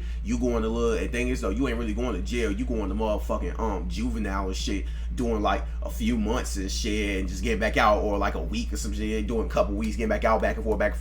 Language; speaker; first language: English; native; English